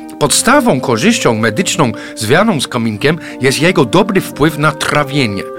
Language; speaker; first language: Polish; non-native, fluent; English